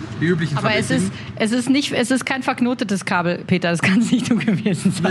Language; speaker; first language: German; native; German